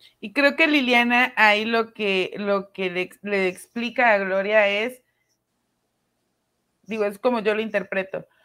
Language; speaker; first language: Spanish; native; Spanish